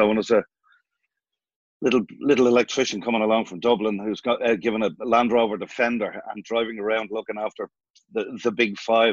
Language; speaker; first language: English; native; English